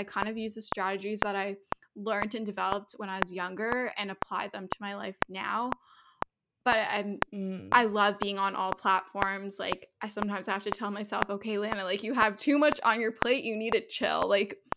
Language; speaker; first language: English; native; English